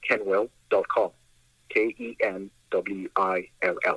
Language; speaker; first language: English; non-native, local second language; Akan